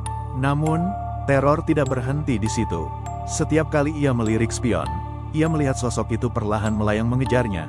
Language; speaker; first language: Indonesian; native; Indonesian